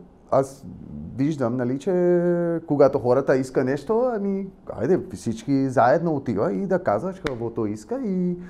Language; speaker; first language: Bulgarian; non-native, learner; Spanish